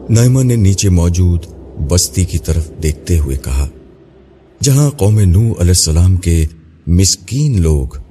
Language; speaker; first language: Urdu; native; Urdu